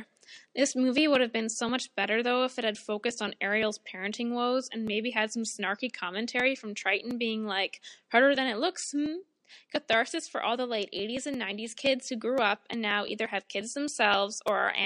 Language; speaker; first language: English; native; English